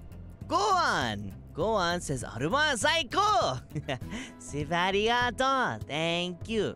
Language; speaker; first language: Japanese; non-native, learner; English